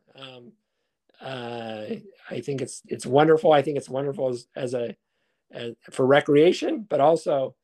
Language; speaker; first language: English; native; English